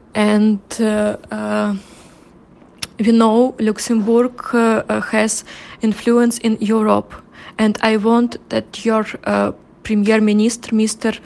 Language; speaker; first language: English; non-native, learner; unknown